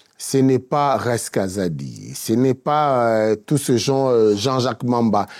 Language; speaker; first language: French; non-native, local second language; Lingala